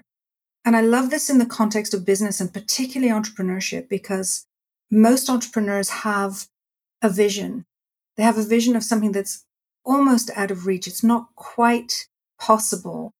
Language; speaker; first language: English; native; English